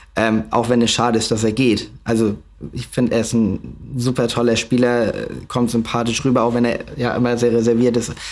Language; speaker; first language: German; native; German